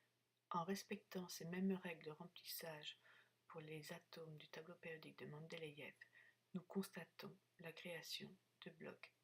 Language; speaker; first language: French; native; French